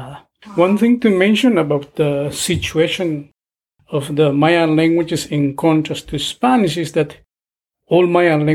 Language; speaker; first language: English; non-native, fluent; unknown